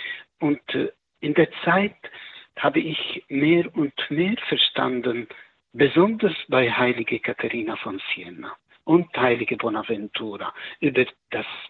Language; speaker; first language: German; non-native, learner; Arabic